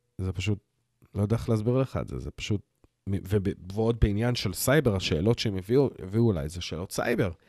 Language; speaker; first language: Hebrew; early bilingual, heritage; Hebrew